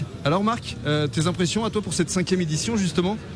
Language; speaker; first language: French; native; French